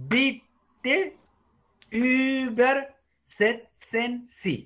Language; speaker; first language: German; non-native, fluent; Spanish